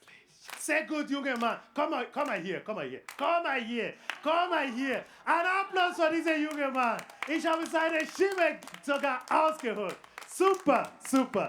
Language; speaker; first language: German; non-native, fluent; Igbo